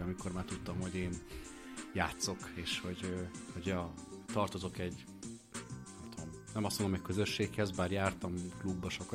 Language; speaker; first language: Hungarian; native; Hungarian